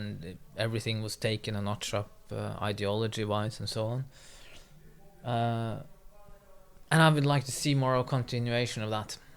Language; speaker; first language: English; non-native, fluent; Norwegian